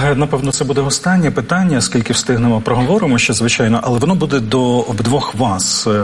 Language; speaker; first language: Ukrainian; native; Ukrainian